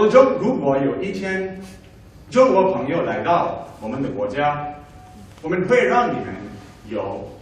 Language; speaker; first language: Chinese; non-native, fluent; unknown